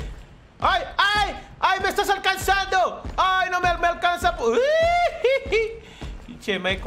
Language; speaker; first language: Spanish; native; Spanish